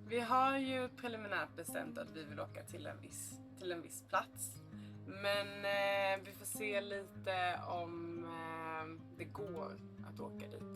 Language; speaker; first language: Swedish; native; Swedish